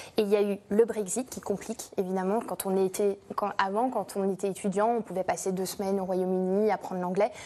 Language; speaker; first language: French; non-native, fluent; English